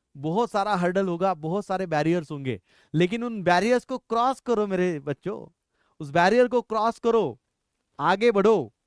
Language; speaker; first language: Hindi; non-native, local second language; Marathi